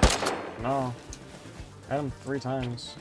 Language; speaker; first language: English; native; English